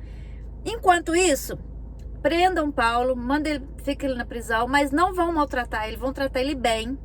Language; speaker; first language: Portuguese; native; Portuguese